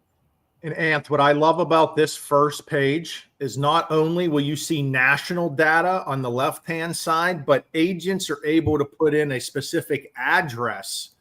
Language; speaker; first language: English; native; English